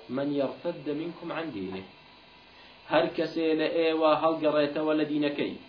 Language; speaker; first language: Central Kurdish; non-native, local second language; Kurdish